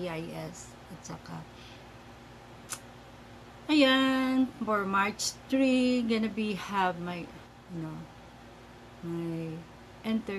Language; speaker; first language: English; non-native, learner; Filipino